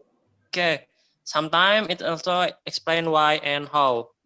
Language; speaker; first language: English; non-native, learner; Indonesian